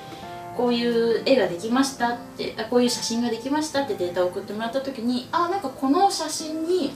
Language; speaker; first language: Japanese; native; Japanese